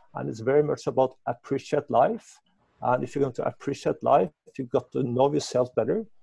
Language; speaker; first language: English; non-native, fluent; Norwegian